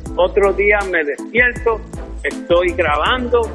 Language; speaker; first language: Spanish; early bilingual, heritage; Spanish